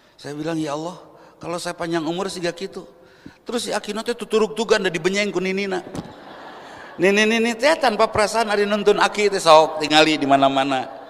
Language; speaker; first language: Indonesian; non-native, local second language; Sundanese